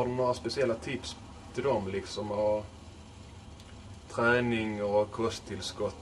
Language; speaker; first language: Swedish; native; Swedish